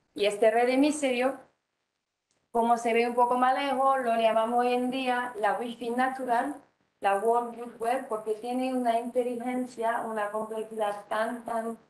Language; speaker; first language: Spanish; non-native, fluent; French